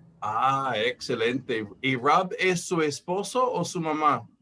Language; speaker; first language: Spanish; non-native, fluent; English